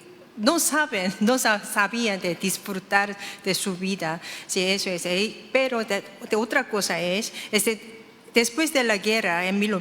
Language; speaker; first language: Spanish; non-native, fluent; Korean